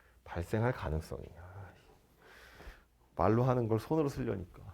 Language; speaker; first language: Korean; native; Korean